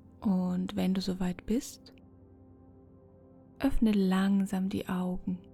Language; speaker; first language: German; native; German